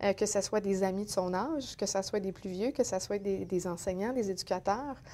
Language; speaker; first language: French; native; French